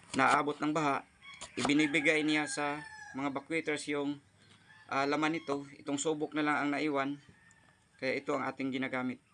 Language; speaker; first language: Filipino; non-native, local second language; Cebuano